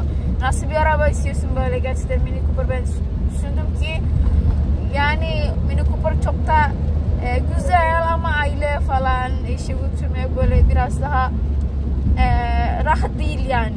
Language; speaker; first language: Turkish; non-native, learner; Indonesian